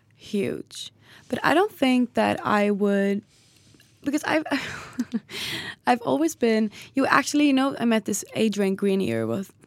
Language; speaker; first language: English; non-native, fluent; Swedish